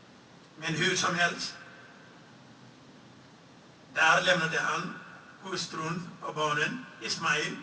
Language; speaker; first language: Swedish; non-native, fluent; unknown